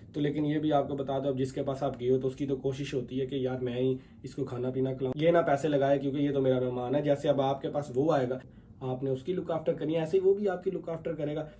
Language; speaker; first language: Urdu; native; Urdu